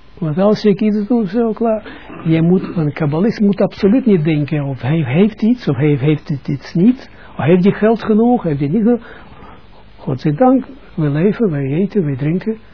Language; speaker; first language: Dutch; non-native, fluent; Russian